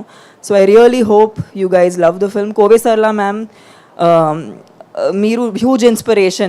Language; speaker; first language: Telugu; non-native, fluent; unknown